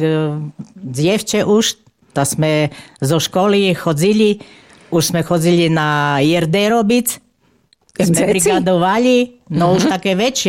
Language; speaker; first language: Slovak; native; Slovak